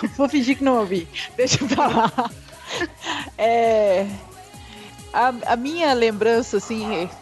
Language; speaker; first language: Portuguese; native; Portuguese